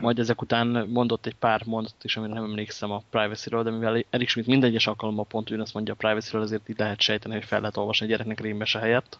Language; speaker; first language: Hungarian; native; Hungarian